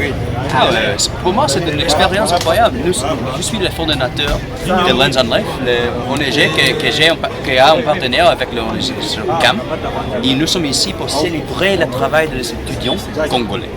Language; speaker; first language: French; non-native, learner; English